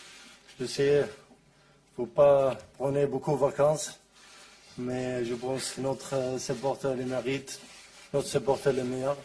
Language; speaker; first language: French; non-native, learner; Arabic